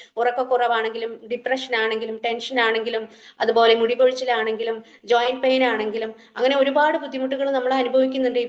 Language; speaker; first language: Malayalam; native; Malayalam